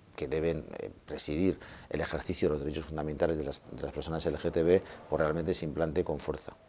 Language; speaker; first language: Spanish; non-native, local second language; Basque